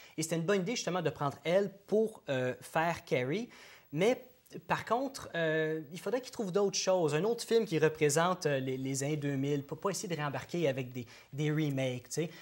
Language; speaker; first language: French; native; French